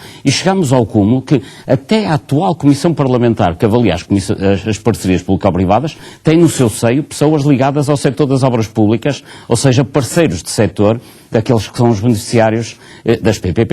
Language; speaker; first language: Portuguese; native; Portuguese